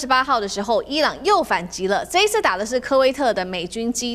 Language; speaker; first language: Chinese; native; Chinese